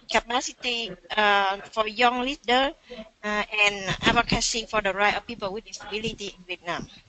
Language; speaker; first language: English; non-native, learner; Vietnamese